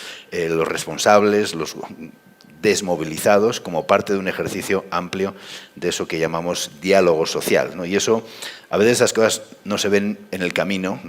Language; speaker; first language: Spanish; native; Spanish